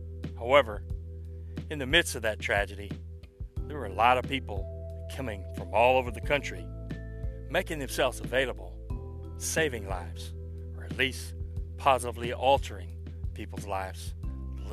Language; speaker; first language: English; native; English